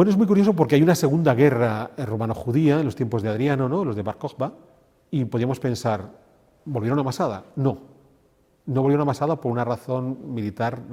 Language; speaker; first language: Spanish; native; Spanish